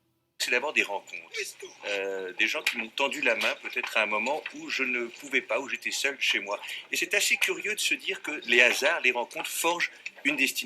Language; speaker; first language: French; native; French